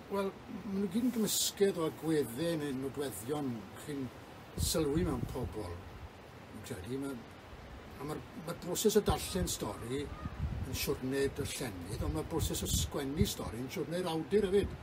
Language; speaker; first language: Welsh; native; Welsh